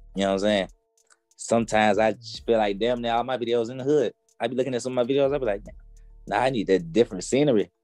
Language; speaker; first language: English; native; English